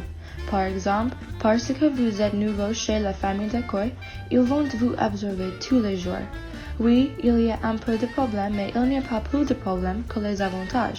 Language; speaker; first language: French; non-native, learner; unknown